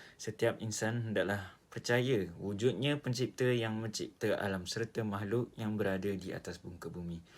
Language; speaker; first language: Malay; native; Malay